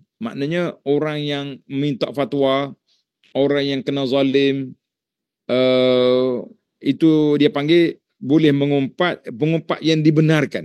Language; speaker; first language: Malay; native; Malay